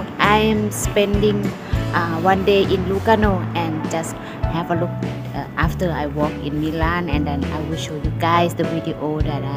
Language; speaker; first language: English; non-native, learner; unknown